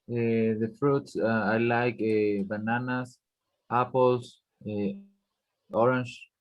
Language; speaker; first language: English; non-native, learner; Spanish